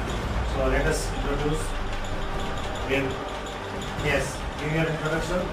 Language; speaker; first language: English; non-native, learner; Hindi